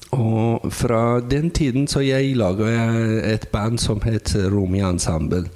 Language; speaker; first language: Norwegian; non-native, fluent; Persian